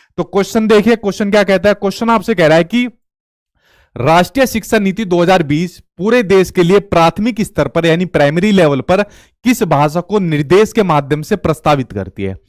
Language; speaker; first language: Hindi; native; Hindi